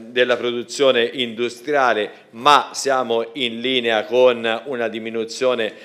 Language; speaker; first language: Italian; native; Italian